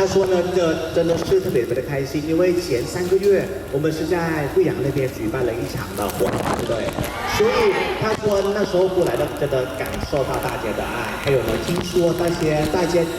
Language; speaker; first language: Chinese; non-native, fluent; Thai